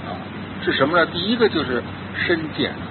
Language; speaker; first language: Chinese; native; Chinese